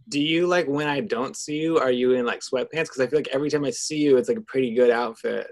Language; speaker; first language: English; native; English